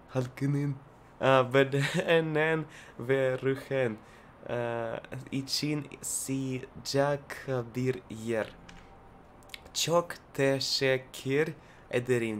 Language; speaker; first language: Turkish; non-native, learner; Russian